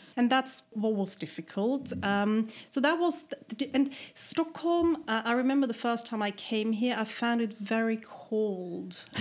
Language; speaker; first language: English; non-native, fluent; German